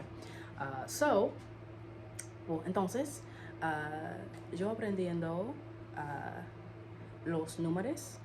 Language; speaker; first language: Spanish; non-native, learner; English